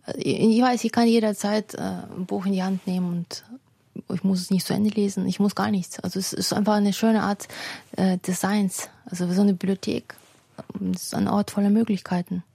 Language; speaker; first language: German; non-native, fluent; Russian